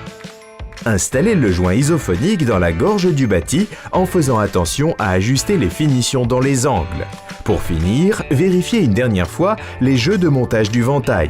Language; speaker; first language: French; native; French